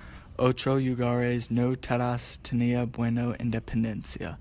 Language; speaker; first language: Spanish; non-native, learner; English